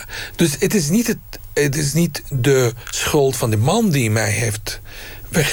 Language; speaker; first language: Dutch; non-native, fluent; Arabic